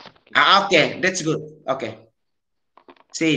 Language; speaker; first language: English; non-native, learner; Indonesian